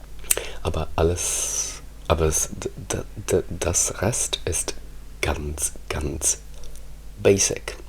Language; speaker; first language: German; non-native, fluent; Italian